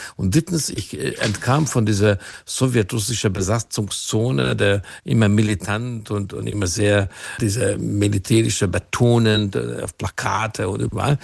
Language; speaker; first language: German; non-native, fluent; Hungarian